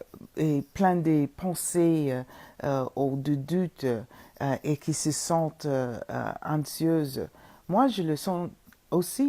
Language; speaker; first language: French; non-native, fluent; English